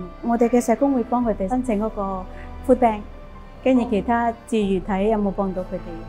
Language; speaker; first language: Cantonese; non-native, fluent; Indonesian